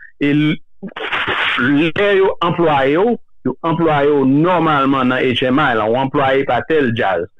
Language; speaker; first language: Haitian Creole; native; Haitian Creole